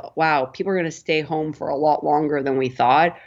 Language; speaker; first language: English; native; English